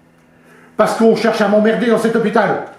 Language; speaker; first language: French; native; French